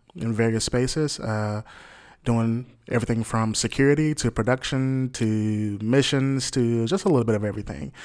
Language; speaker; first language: English; native; English